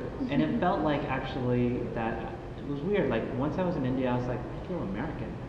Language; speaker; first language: English; native; English